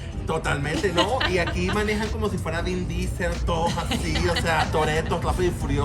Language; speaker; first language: Spanish; native; Spanish